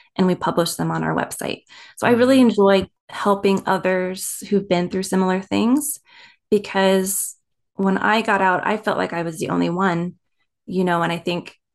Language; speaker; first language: English; native; English